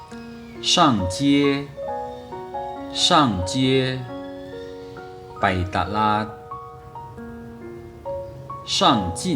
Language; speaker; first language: Chinese; non-native, fluent; Lao